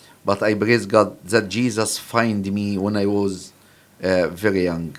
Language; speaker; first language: English; non-native, fluent; Arabic